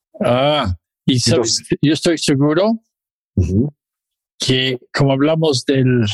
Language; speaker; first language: Spanish; non-native, fluent; English